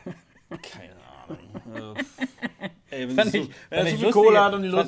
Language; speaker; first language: German; native; German